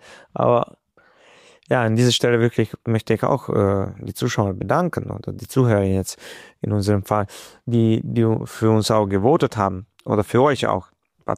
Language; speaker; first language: German; non-native, fluent; Hungarian